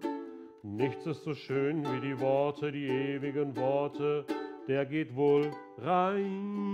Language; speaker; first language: German; native; German